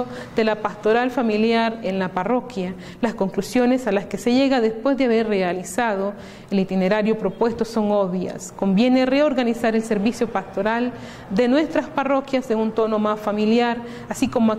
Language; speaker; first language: Spanish; native; Spanish